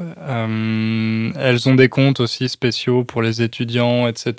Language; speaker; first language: French; native; French